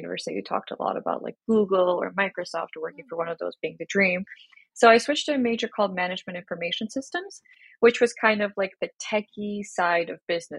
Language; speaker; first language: English; non-native, fluent; Georgian